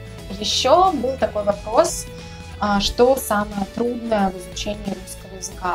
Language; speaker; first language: Russian; native; Russian